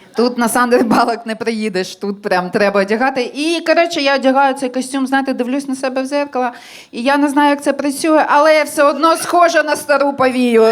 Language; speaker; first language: Ukrainian; non-native, local second language; Russian